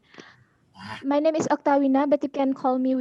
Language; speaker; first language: English; non-native, fluent; Indonesian